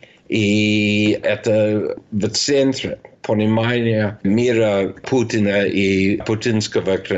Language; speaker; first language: Russian; non-native, fluent; English